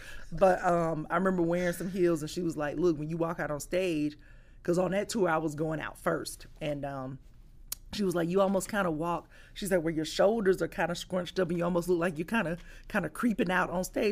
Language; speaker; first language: English; native; English